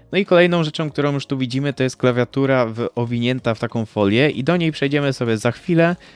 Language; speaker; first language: Polish; native; Polish